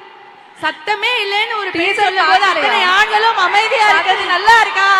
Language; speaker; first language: Tamil; native; Tamil